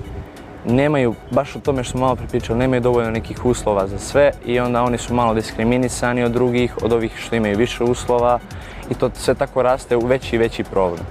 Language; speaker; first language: Bosnian; native; Bosnian